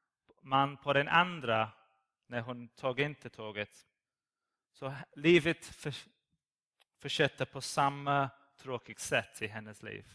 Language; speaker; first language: Swedish; non-native, learner; English